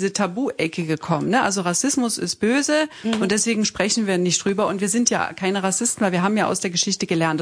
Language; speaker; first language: German; native; German